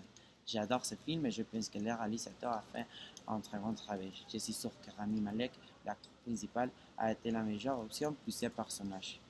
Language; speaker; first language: French; non-native, learner; Spanish